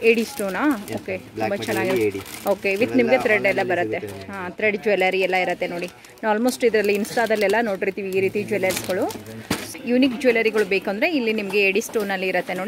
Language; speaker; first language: Kannada; native; Kannada